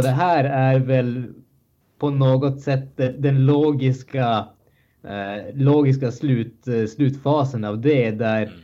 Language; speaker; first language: Swedish; native; Swedish